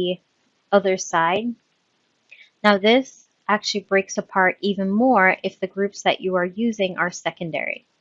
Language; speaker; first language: English; native; English